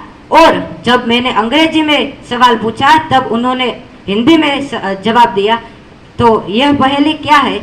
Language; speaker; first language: Hindi; non-native, local second language; Gujarati